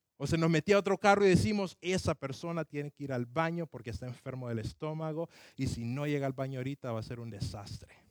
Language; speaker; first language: Spanish; early bilingual, other home language; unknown